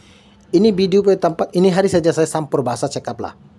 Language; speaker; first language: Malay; non-native, learner; Bangla